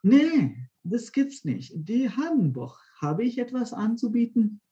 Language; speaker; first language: German; non-native, fluent; Konkani